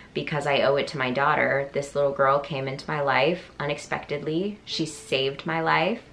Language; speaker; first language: English; native; English